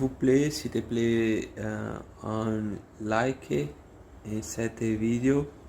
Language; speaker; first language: French; non-native, learner; Portuguese